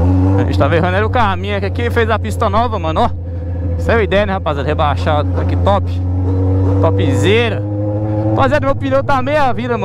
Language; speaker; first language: Portuguese; native; Portuguese